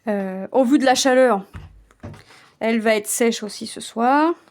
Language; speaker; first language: French; native; French